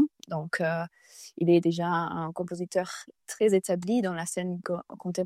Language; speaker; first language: French; non-native, fluent; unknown